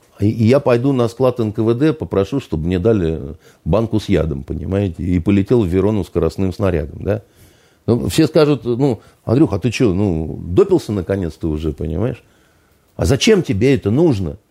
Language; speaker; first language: Russian; native; Russian